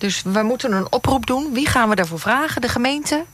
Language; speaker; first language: Dutch; native; Dutch